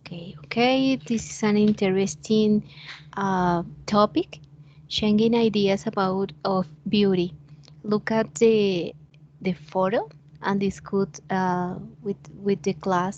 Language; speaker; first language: English; non-native, fluent; Spanish